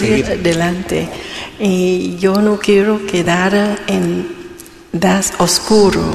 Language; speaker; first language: Spanish; non-native, learner; Vietnamese